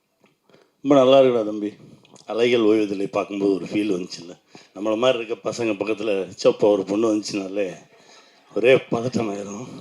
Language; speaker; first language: Tamil; native; Tamil